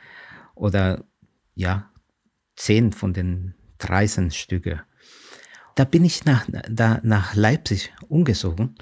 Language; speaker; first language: German; non-native, fluent; Spanish